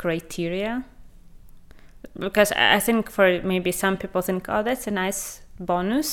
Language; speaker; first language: English; non-native, fluent; Ukrainian